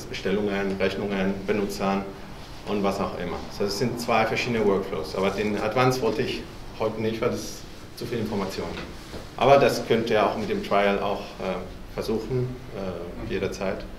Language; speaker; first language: German; non-native, fluent; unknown